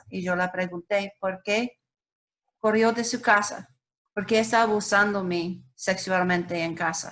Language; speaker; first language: Spanish; non-native, learner; English